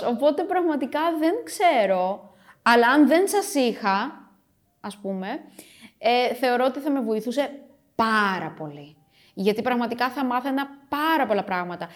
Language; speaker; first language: Greek; early bilingual, other home language; Romanian